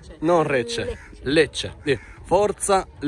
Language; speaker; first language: Italian; native; Italian